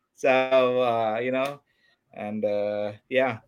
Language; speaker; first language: English; non-native, local second language; Tamil